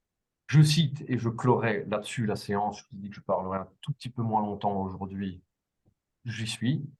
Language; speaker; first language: French; native; French